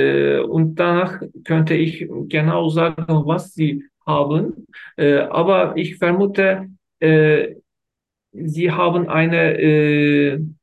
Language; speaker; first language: German; non-native, learner; Turkish